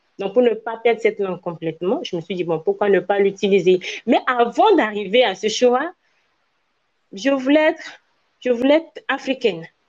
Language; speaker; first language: French; non-native, local second language; Ewe